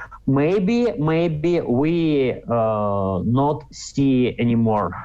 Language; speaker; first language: English; non-native, learner; Russian